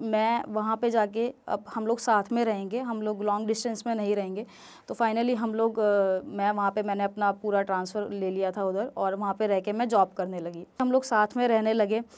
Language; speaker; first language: Hindi; native; Hindi